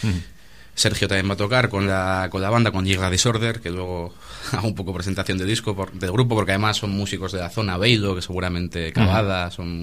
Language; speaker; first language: Spanish; native; Spanish